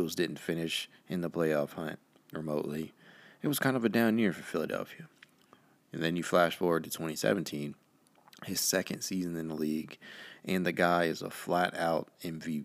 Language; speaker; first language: English; native; English